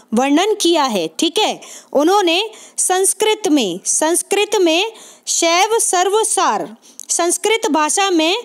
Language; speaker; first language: Hindi; native; Hindi